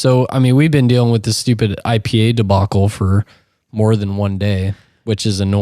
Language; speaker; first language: English; native; English